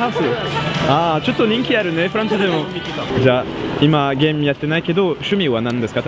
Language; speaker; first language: Japanese; non-native, fluent; French